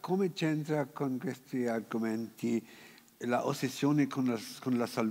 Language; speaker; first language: Italian; non-native, fluent; German